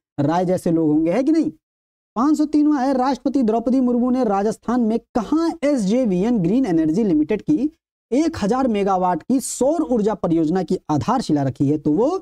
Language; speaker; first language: Hindi; native; Hindi